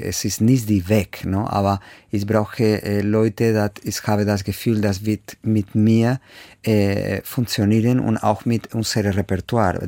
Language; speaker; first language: German; non-native, fluent; Spanish